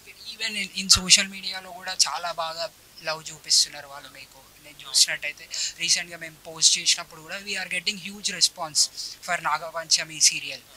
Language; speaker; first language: Telugu; native; Telugu